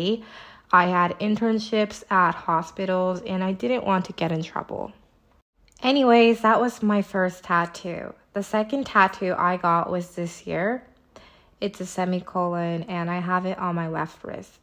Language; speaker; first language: English; native; English